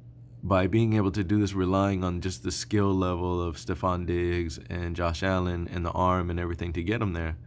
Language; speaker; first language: English; native; English